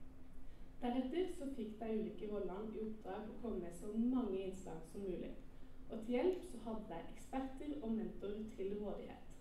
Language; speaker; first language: Norwegian; native; Norwegian